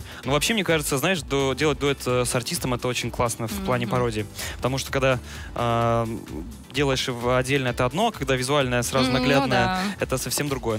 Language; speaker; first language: Russian; native; Russian